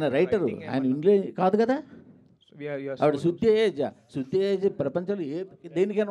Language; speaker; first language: Telugu; native; Telugu